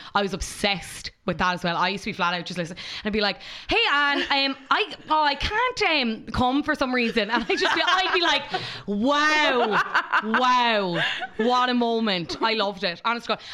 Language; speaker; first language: English; native; English